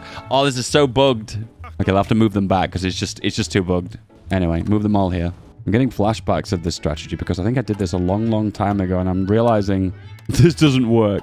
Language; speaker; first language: English; native; English